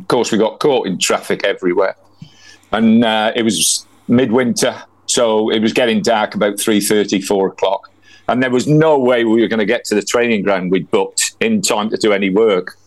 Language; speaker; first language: English; native; English